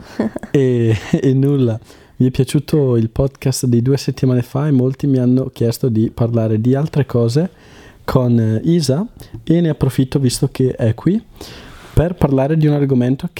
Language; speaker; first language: Italian; native; Italian